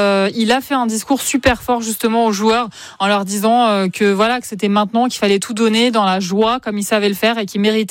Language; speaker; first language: French; native; French